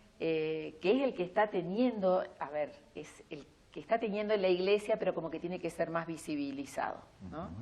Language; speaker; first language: Spanish; native; Spanish